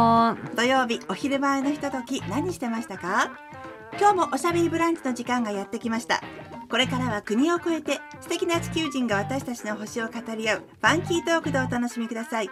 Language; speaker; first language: Japanese; native; Japanese